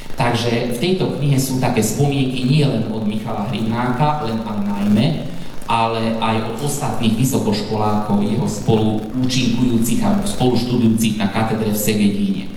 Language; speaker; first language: Slovak; early bilingual, heritage; Slovak